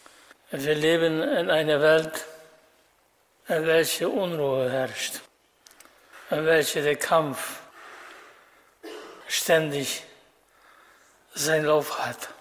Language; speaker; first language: German; non-native, fluent; Russian